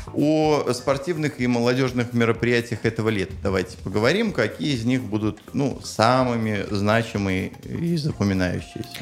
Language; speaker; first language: Russian; native; Russian